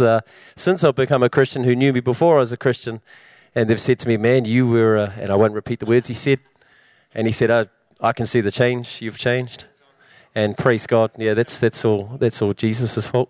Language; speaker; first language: English; native; English